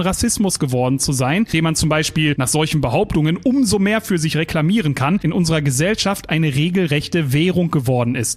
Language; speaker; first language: German; native; German